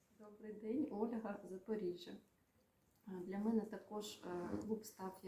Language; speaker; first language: Ukrainian; non-native, local second language; Russian